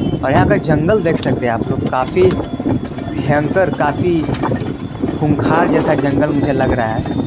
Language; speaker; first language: Hindi; native; Hindi